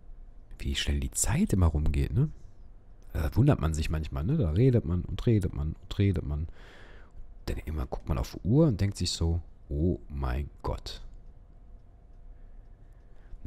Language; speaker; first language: German; native; German